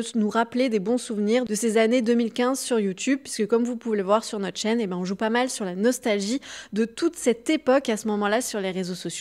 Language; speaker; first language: French; native; French